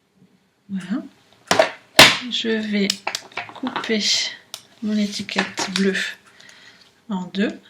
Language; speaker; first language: French; native; French